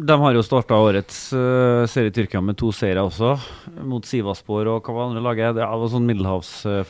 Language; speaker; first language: Norwegian; native; Norwegian